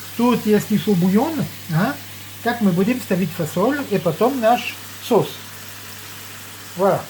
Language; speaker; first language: Russian; non-native, learner; French